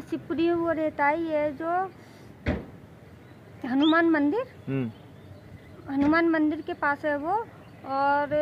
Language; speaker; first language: Hindi; native; Hindi